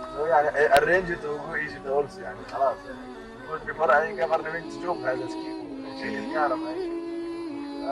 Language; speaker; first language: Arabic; non-native, learner; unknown